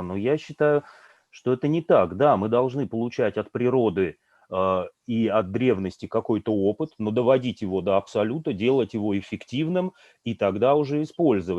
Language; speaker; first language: Russian; native; Russian